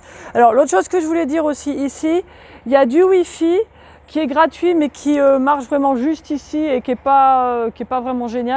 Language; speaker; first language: French; native; French